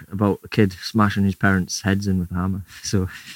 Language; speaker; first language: English; native; English